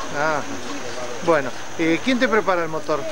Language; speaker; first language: Spanish; native; Spanish